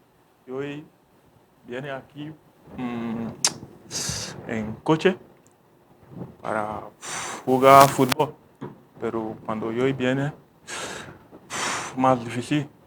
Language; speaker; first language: Spanish; non-native, learner; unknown